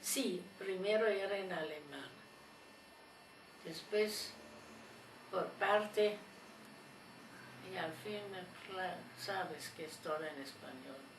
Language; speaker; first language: Spanish; non-native, fluent; German